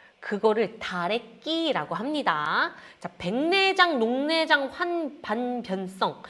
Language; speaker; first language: Korean; native; Korean